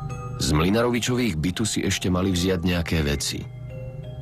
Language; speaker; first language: Slovak; native; Slovak